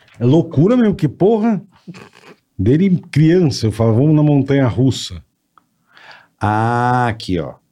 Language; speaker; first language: Portuguese; native; Portuguese